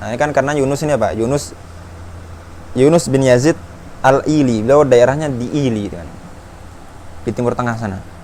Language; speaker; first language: Indonesian; native; Indonesian